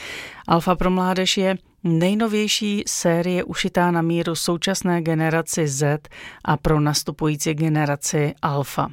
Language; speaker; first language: Czech; native; Czech